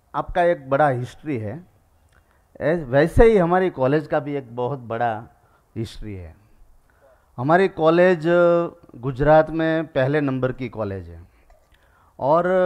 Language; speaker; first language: Hindi; non-native, local second language; Gujarati